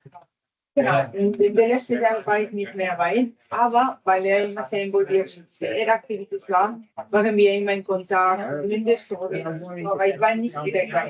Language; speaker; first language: German; non-native, fluent; Italian